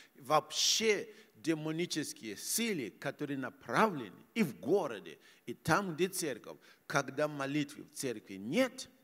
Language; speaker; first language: Russian; non-native, fluent; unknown